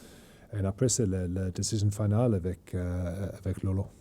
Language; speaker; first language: French; non-native, learner; English